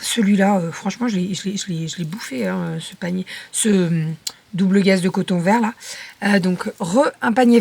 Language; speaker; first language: French; native; French